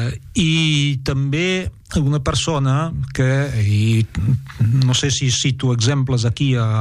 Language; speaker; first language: Catalan; non-native, fluent; French